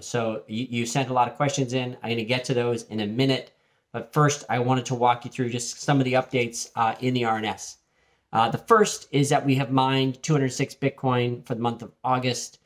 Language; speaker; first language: English; early bilingual, other home language; French